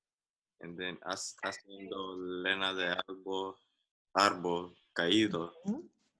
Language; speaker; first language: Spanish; non-native, learner; English